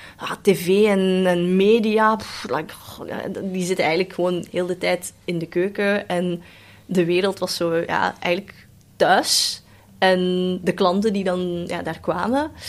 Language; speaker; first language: Dutch; early bilingual, other home language; Cantonese